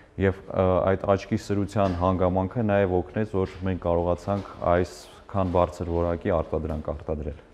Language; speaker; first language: Armenian; native; Armenian